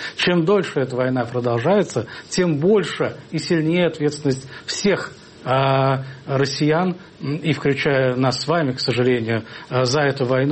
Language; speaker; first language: Russian; native; Russian